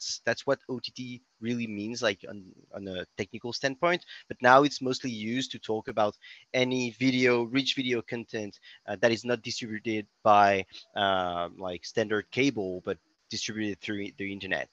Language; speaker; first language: English; non-native, fluent; French